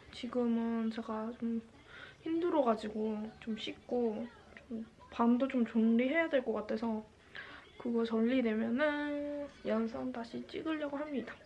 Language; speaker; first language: Korean; non-native, fluent; Japanese